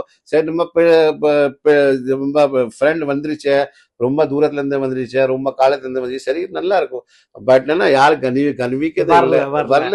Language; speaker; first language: Tamil; non-native, fluent; Hindi